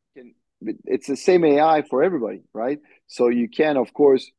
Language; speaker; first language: English; non-native, fluent; French